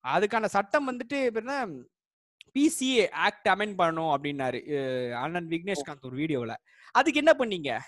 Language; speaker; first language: Tamil; native; Tamil